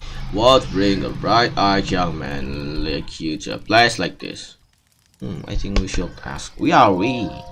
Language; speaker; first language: English; non-native, learner; Indonesian